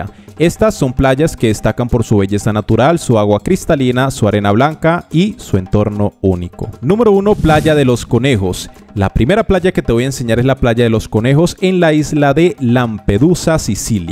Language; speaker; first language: Spanish; native; Spanish